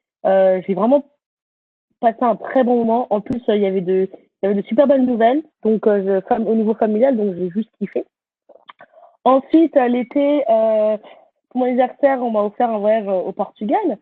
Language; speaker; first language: French; native; French